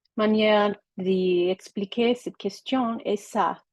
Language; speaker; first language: French; non-native, learner; English